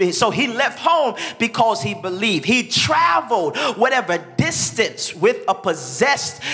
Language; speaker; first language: English; native; English